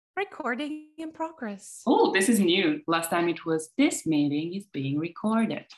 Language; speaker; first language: English; non-native, fluent; Bulgarian